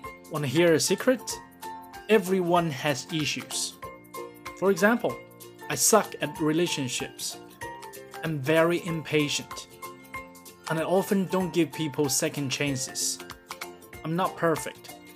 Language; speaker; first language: English; non-native, fluent; Chinese